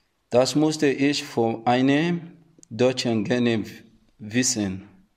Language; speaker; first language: German; non-native, learner; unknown